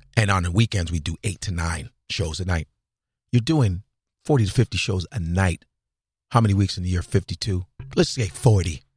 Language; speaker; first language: English; native; English